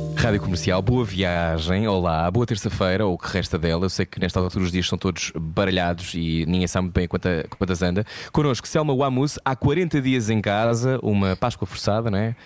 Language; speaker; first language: Portuguese; native; Portuguese